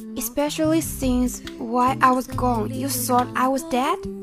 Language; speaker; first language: English; non-native, fluent; Chinese